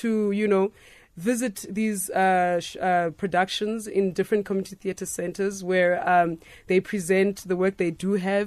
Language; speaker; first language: English; non-native, local second language; Xhosa